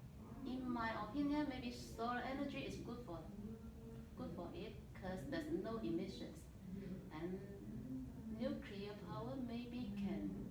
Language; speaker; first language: English; non-native, learner; Chinese